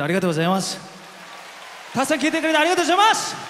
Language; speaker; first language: Japanese; non-native, fluent; Korean